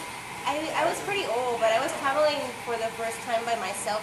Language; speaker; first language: English; non-native, fluent; Spanish